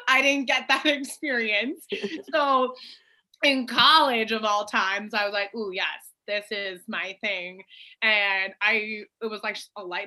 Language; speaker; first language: English; native; English